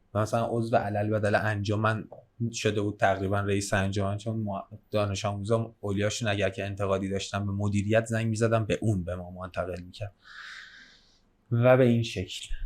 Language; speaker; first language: Persian; native; Persian